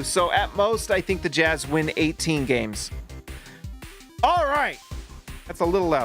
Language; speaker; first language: English; native; English